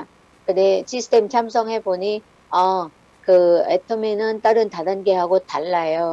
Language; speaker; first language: Korean; non-native, learner; Thai